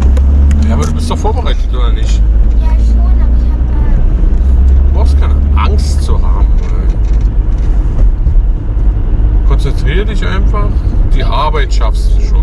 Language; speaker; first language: German; native; German